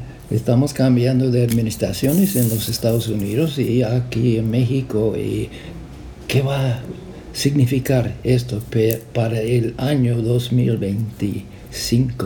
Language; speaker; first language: Spanish; non-native, fluent; English